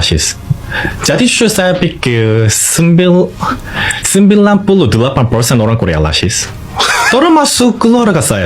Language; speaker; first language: Indonesian; non-native, fluent; Korean